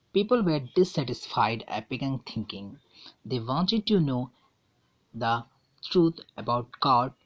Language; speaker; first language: English; non-native, local second language; Hindi